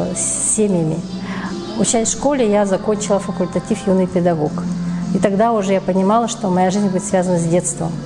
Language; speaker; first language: Russian; native; Russian